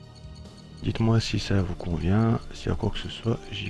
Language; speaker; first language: French; native; French